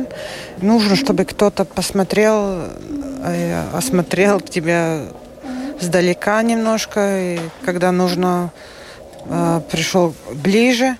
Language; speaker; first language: Russian; non-native, local second language; Latvian